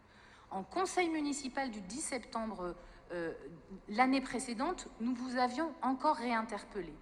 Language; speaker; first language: French; native; French